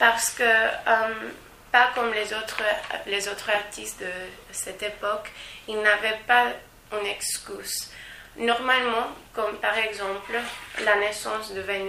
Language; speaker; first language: French; non-native, learner; Spanish